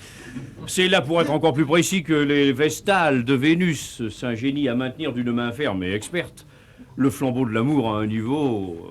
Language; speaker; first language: French; native; French